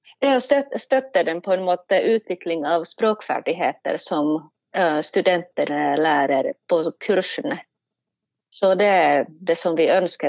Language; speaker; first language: Norwegian; non-native, fluent; Finnish